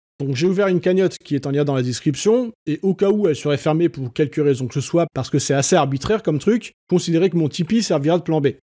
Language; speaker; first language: French; native; French